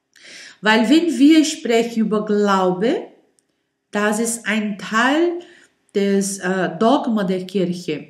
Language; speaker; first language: German; non-native, learner; Portuguese